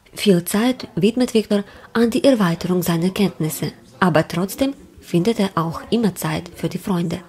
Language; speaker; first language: German; non-native, fluent; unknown